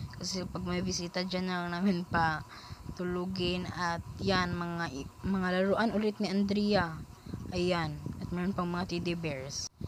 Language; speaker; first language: Filipino; non-native, local second language; Cebuano